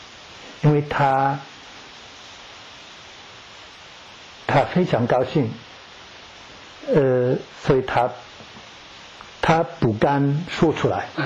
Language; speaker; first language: Chinese; non-native, learner; English